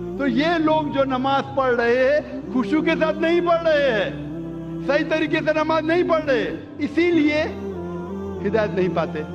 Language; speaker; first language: Urdu; non-native, local second language; Konkani